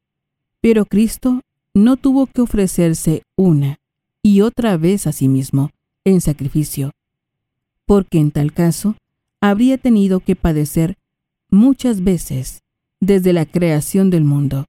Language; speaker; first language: Spanish; native; Spanish